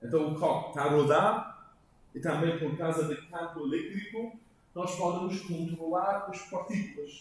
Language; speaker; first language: Portuguese; non-native, learner; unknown